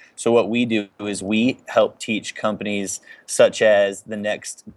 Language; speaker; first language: English; native; English